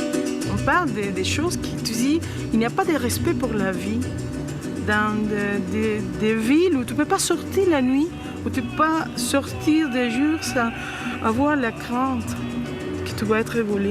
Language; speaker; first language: French; non-native, fluent; Spanish